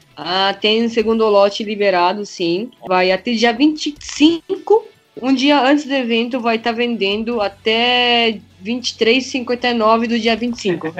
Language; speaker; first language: Portuguese; early bilingual, other home language; Japanese